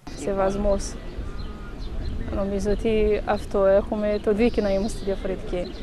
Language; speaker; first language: Greek; non-native, learner; Portuguese